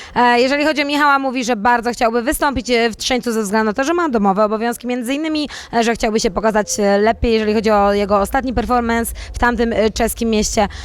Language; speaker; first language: Polish; native; Polish